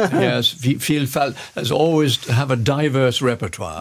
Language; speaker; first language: English; native; English